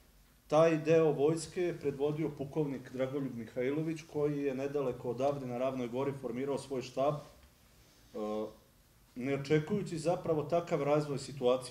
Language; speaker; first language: Serbian; native; Serbian